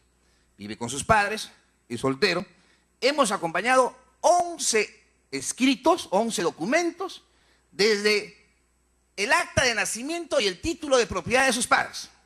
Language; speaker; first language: Spanish; native; Spanish